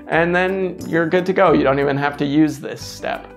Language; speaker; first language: English; native; English